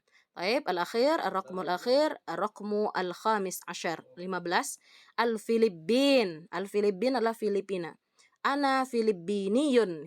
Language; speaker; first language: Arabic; non-native, fluent; Indonesian